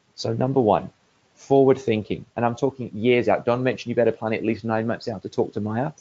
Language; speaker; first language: English; native; English